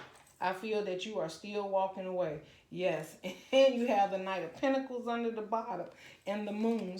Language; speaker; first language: English; native; English